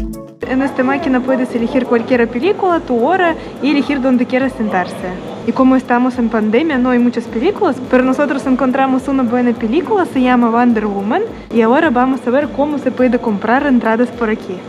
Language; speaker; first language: Spanish; non-native, learner; Russian